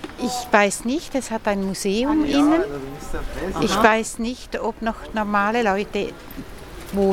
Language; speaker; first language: German; native; German